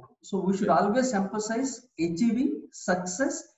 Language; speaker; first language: English; non-native, local second language; Telugu